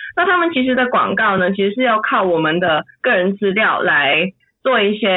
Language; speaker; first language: Chinese; non-native, fluent; Cantonese